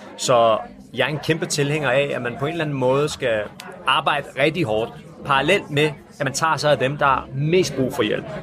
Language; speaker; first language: Danish; early bilingual, other home language; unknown